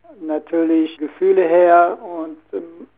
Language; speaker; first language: German; non-native, learner; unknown